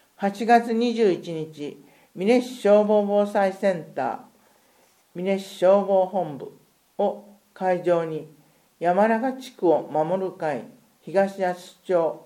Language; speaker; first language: Japanese; native; Japanese